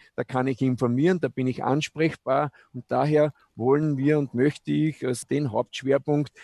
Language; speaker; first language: German; native; German